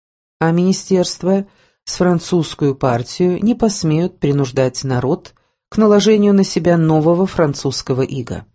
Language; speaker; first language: Russian; native; Russian